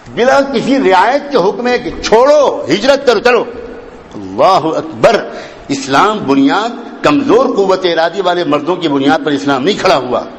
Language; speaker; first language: Urdu; native; Urdu